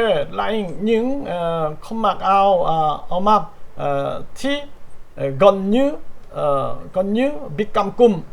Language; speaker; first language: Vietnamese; non-native, learner; Korean